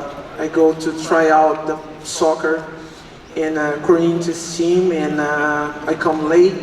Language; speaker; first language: English; non-native, learner; Portuguese